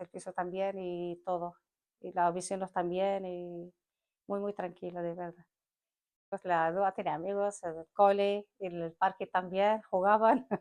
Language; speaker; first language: Spanish; non-native, learner; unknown